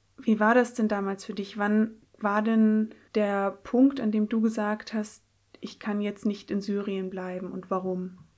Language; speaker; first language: German; native; German